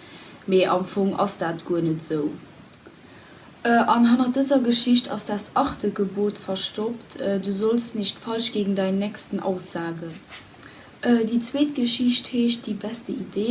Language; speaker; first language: German; non-native, local second language; Luxembourgish